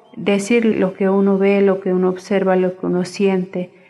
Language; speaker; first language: Spanish; non-native, local second language; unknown